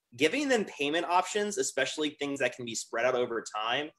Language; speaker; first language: English; native; English